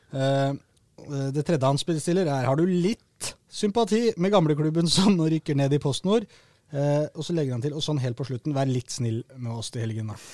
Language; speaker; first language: Norwegian; native; Norwegian